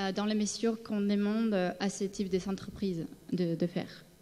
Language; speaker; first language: French; non-native, fluent; Spanish